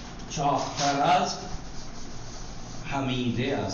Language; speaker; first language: Persian; non-native, fluent; Urdu